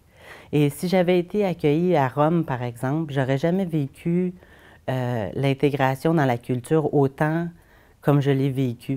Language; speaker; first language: French; native; French